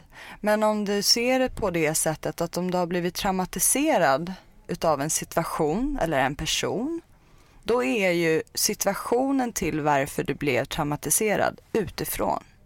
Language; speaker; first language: Swedish; early bilingual, other home language; Persian